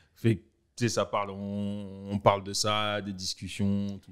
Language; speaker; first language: French; native; French